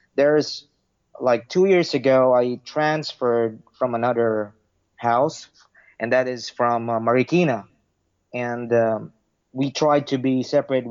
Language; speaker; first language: English; non-native, local second language; Filipino